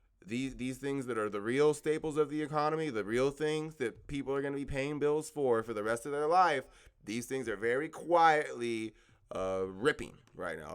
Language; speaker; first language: English; native; English